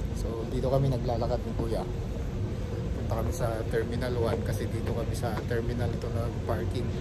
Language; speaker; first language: Filipino; native; Filipino